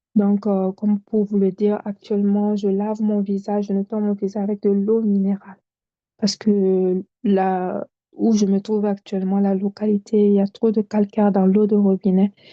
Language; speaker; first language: French; non-native, local second language; Bambara